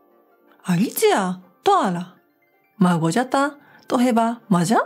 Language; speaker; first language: Polish; non-native, fluent; Japanese